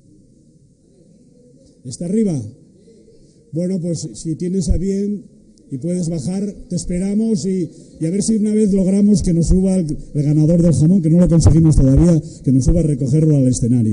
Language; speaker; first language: Spanish; native; Spanish